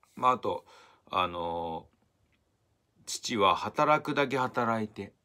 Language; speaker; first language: Japanese; native; Japanese